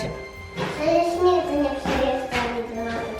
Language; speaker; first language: Polish; early bilingual, heritage; Polish